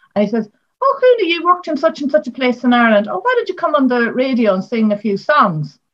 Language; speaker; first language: English; native; English